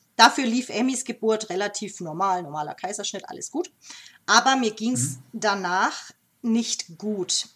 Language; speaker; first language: German; native; German